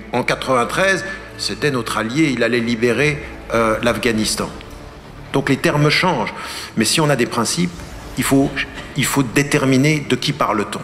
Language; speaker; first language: French; early bilingual, other home language; Arabic